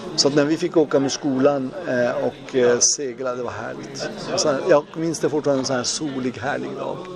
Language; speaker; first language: Swedish; early bilingual, other home language; Turoyo